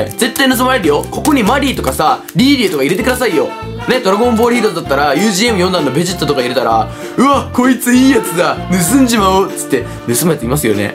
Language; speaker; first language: Japanese; native; Japanese